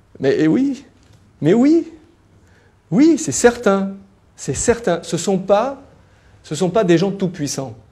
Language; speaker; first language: French; native; French